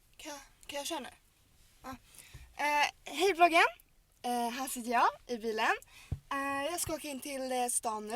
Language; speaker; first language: Swedish; native; Swedish